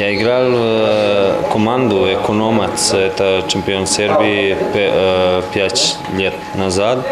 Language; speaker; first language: Russian; non-native, learner; Serbian